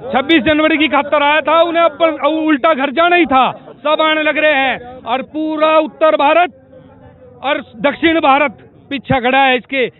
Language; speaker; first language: Hindi; native; Hindi